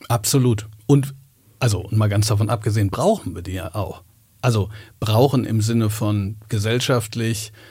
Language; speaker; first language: German; native; German